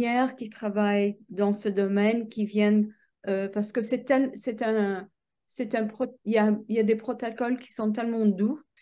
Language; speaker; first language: French; non-native, fluent; English